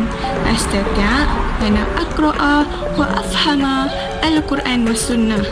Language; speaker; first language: Arabic; non-native, learner; Malay